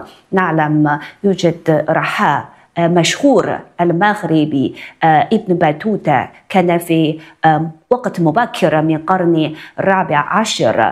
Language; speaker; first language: Arabic; non-native, fluent; Chinese